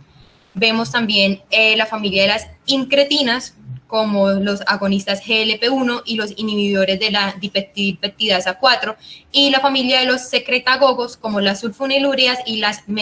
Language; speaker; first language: Spanish; native; Spanish